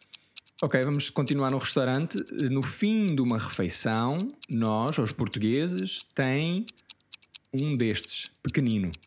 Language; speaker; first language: Portuguese; early bilingual, heritage; Portuguese